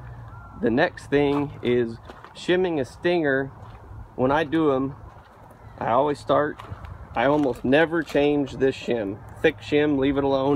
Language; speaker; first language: English; native; English